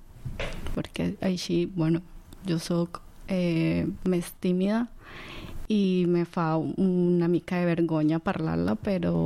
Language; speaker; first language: Catalan; non-native, learner; Spanish